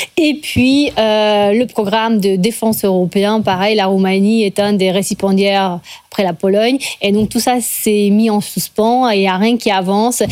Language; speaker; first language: French; non-native, fluent; Romanian